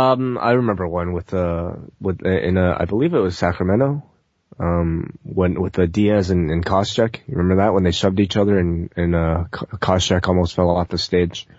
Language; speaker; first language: English; native; English